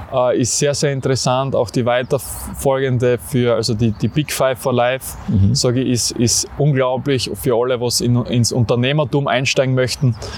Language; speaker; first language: German; native; German